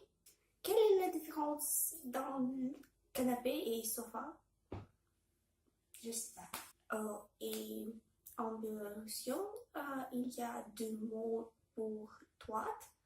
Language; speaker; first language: French; non-native, learner; Belarusian